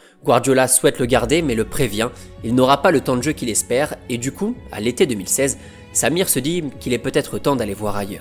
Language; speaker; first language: French; native; French